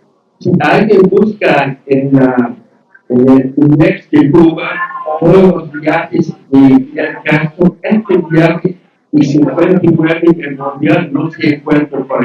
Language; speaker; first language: Spanish; non-native, learner; English